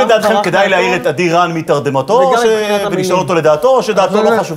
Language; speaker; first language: Hebrew; native; Hebrew